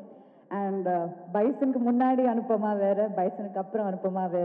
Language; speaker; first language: Tamil; non-native, local second language; Malayalam